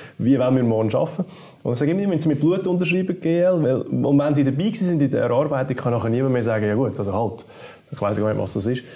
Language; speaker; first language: German; native; German